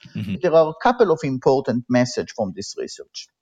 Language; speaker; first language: English; non-native, fluent; Hebrew